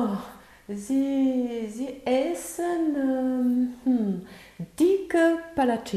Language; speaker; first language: German; non-native, learner; French